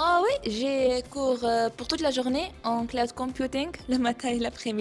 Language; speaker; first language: French; non-native, fluent; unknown